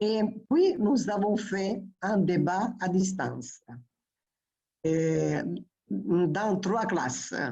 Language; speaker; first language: French; non-native, fluent; Italian